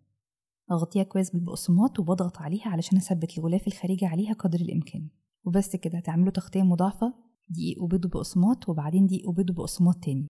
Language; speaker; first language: Arabic; native; Arabic